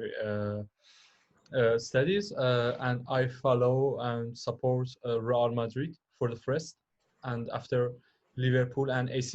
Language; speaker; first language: English; non-native, learner; Persian